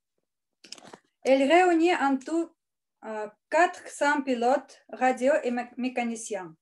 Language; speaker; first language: French; non-native, learner; Russian